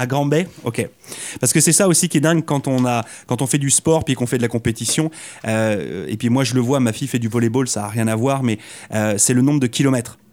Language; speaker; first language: French; native; French